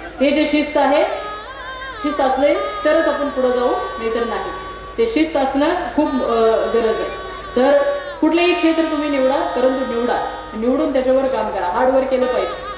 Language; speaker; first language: Marathi; non-native, fluent; Kannada